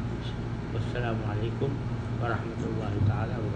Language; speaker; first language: Arabic; non-native, fluent; Urdu